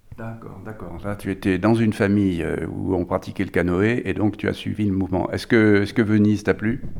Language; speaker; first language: French; native; French